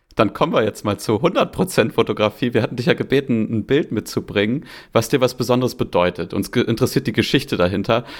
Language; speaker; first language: German; native; German